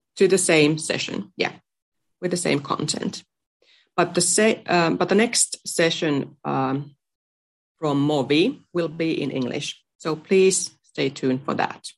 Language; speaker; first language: English; non-native, fluent; Finnish